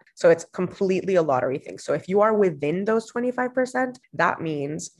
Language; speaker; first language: English; non-native, fluent; Spanish